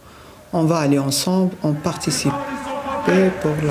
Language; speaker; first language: French; non-native, learner; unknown